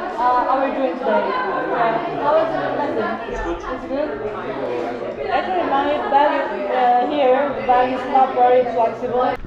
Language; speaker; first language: English; non-native, learner; Korean